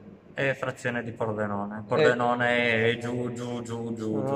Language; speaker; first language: Italian; native; Italian